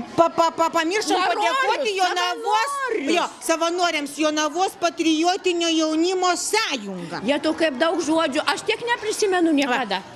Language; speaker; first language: Lithuanian; native; Lithuanian